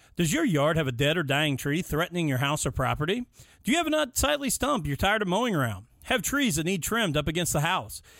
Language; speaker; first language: English; native; English